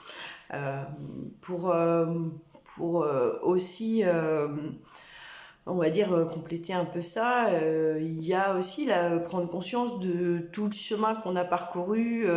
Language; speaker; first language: French; native; French